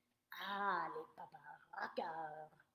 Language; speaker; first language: French; non-native, fluent; English